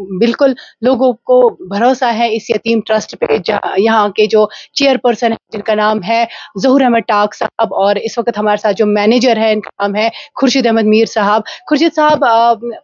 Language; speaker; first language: Hindi; non-native, local second language; Kashmiri